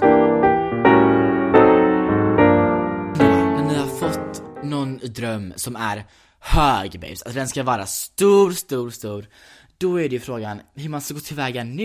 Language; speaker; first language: Swedish; early bilingual, heritage; Swedish